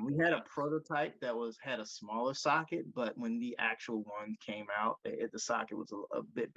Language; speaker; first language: English; native; English